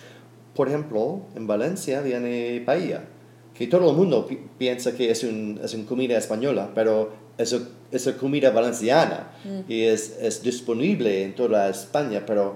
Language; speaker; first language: Spanish; non-native, learner; English